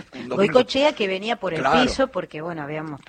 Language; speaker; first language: Spanish; native; Spanish